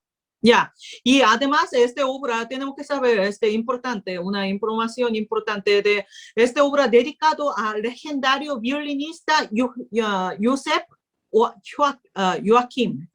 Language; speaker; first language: Spanish; non-native, learner; Korean